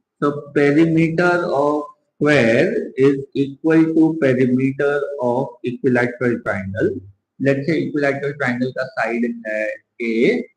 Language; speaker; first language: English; non-native, local second language; Hindi